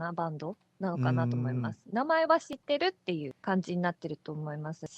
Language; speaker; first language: Japanese; native; Japanese